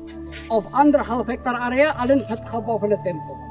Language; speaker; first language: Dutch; non-native, learner; Indonesian